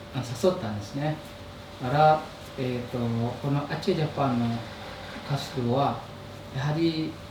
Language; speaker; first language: Japanese; non-native, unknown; Indonesian